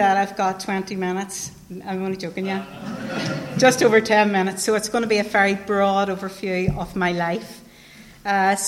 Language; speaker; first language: English; native; English